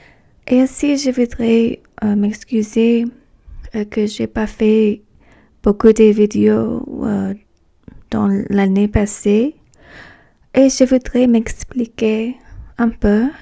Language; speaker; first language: French; non-native, fluent; English